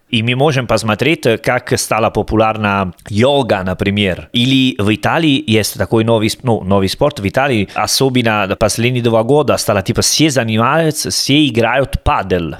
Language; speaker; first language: Russian; non-native, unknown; Italian